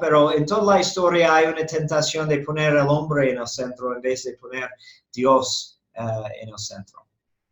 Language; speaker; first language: Spanish; non-native, fluent; English